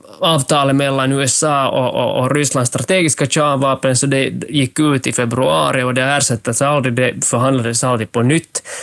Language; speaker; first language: Swedish; native; Swedish